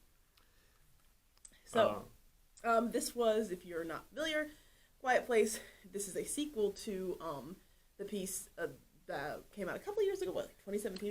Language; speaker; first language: English; native; English